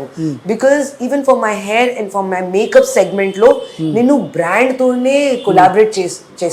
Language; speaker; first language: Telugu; non-native, fluent; Hindi